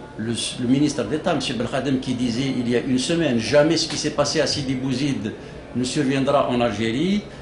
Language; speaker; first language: French; non-native, local second language; Kabyle